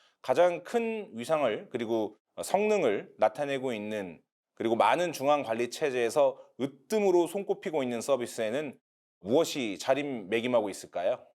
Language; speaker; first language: Korean; native; Korean